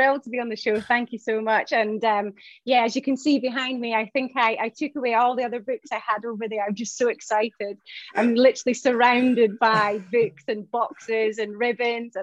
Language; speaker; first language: English; native; English